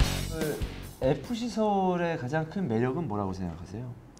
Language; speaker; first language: Korean; native; Korean